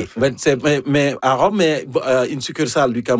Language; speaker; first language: French; native; French